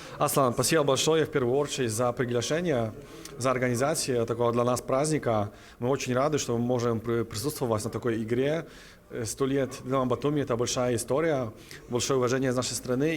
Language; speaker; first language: Russian; non-native, fluent; Polish